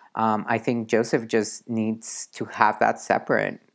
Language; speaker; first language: English; non-native, fluent; Spanish